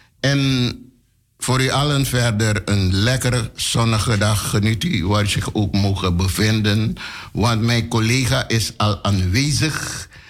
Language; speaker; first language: Dutch; native; Dutch